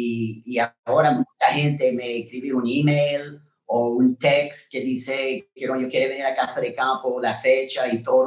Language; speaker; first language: Spanish; non-native, learner; French